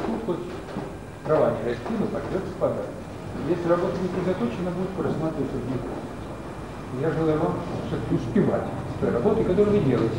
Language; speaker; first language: Russian; native; Russian